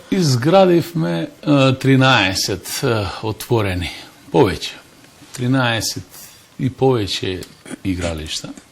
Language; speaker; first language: Macedonian; native; Macedonian